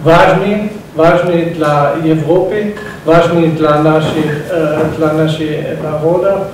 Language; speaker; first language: Russian; non-native, learner; German